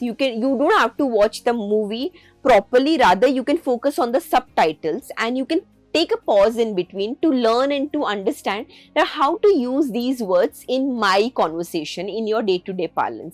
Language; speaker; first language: English; non-native, local second language; Hindi